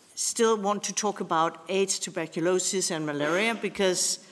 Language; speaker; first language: English; non-native, fluent; Danish